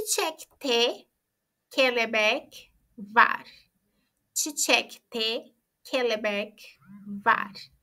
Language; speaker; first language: Turkish; non-native, fluent; Portuguese